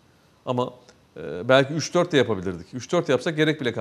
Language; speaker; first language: Turkish; native; Turkish